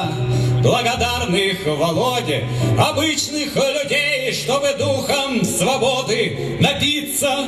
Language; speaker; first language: Russian; native; Russian